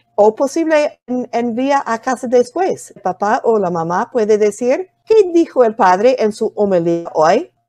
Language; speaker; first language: Spanish; non-native, fluent; English